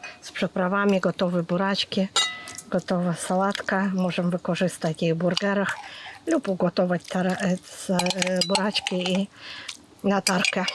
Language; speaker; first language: Polish; non-native, fluent; Ukrainian